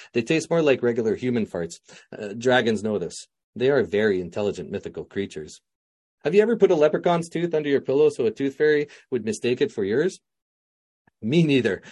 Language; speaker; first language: English; non-native, local second language; French